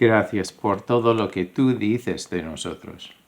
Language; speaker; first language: Spanish; non-native, fluent; English